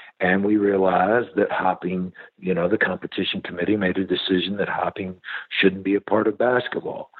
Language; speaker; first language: English; native; English